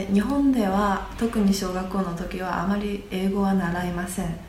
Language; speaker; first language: Japanese; early bilingual, other home language; Chinese